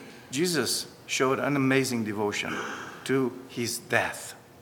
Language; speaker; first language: English; non-native, fluent; Romanian